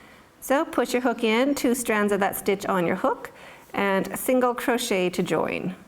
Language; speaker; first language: English; native; English